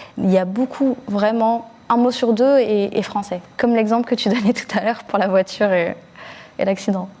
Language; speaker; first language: French; early bilingual, other home language; Arabic